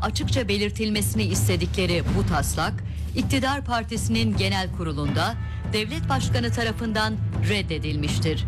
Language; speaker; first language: Turkish; native; Turkish